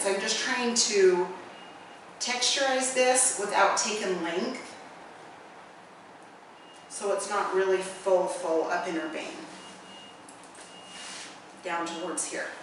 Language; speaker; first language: English; native; English